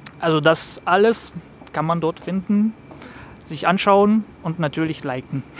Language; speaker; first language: German; non-native, fluent; Russian